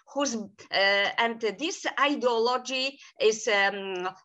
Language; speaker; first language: English; non-native, fluent; Polish